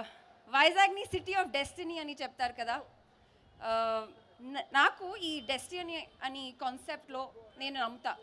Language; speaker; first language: Telugu; non-native, learner; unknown